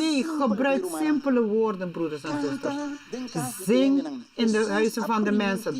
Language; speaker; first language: Dutch; non-native, local second language; Papiamento